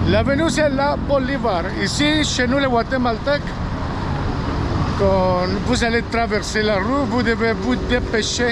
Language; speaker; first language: French; non-native, fluent; Spanish